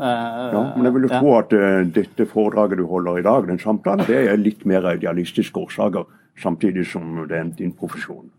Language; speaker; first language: Norwegian; native; Norwegian